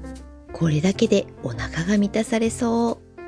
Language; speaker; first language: Japanese; native; Japanese